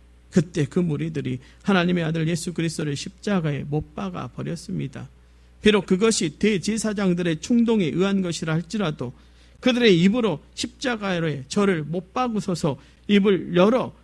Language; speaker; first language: Korean; native; Korean